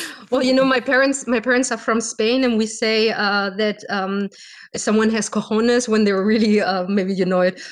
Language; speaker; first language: English; non-native, fluent; German